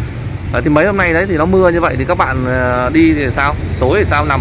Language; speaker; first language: Vietnamese; native; Vietnamese